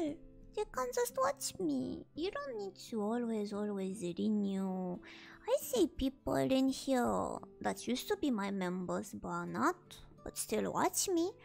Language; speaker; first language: English; non-native, fluent; Japanese